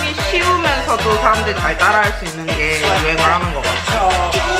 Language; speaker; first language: Korean; native; Korean